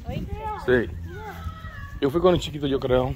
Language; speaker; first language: Spanish; early bilingual, heritage; Spanish